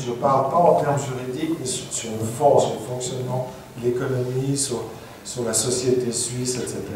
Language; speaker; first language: French; native; French